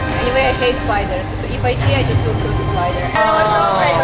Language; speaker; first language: English; non-native, learner; Russian